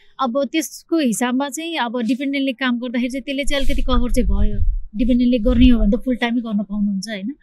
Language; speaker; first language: Nepali; native; Nepali